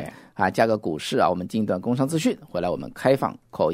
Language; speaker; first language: Chinese; native; Chinese